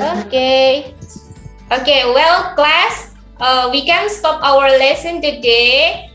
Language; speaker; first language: English; non-native, learner; Indonesian